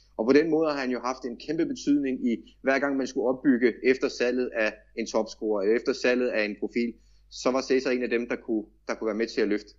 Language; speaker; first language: Danish; native; Danish